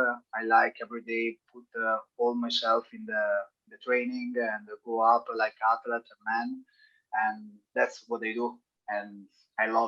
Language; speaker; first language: English; non-native, learner; Italian